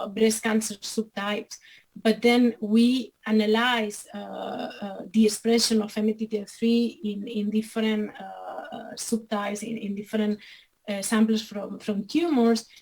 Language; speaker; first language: English; non-native, fluent; Catalan